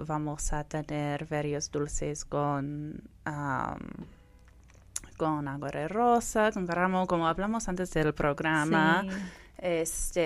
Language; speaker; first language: Spanish; non-native, fluent; English